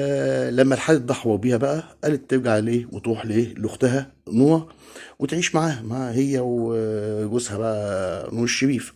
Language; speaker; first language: Arabic; native; Arabic